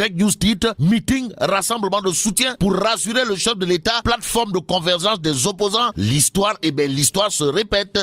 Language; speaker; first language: French; non-native, local second language; Wolof